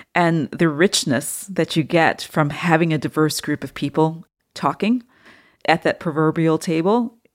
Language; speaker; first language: English; native; English